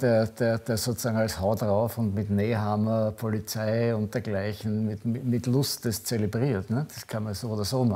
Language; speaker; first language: German; native; German